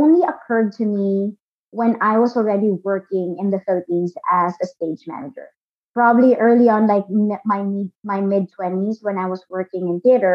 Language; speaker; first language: English; non-native, local second language; Filipino